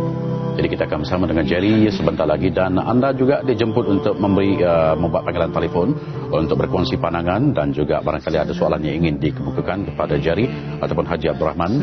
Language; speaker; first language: Malay; native; Malay